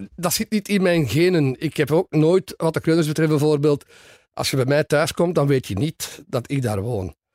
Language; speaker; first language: Dutch; native; Dutch